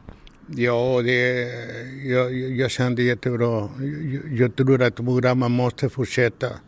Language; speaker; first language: Swedish; non-native, learner; Spanish